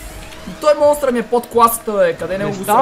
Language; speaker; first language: Bulgarian; native; Bulgarian